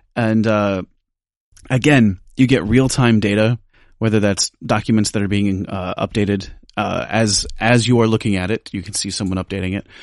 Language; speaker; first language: English; native; English